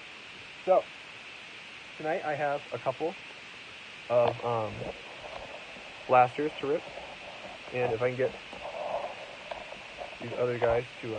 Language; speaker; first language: English; native; English